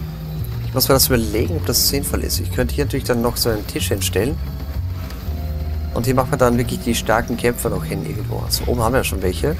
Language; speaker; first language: German; native; German